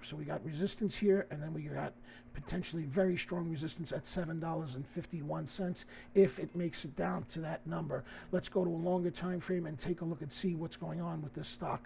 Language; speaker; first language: English; native; English